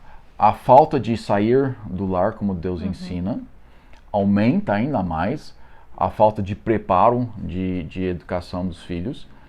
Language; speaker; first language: Portuguese; non-native, fluent; English